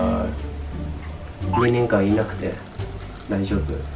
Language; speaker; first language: Japanese; non-native, fluent; Vietnamese